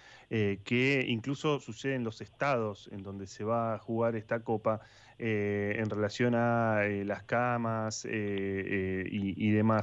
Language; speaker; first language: Spanish; native; Spanish